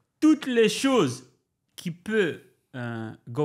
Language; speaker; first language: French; non-native, learner; Albanian